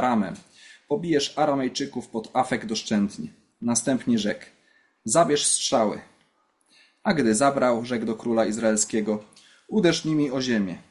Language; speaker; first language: Polish; native; Polish